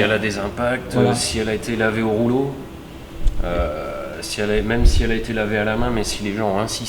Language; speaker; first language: French; native; French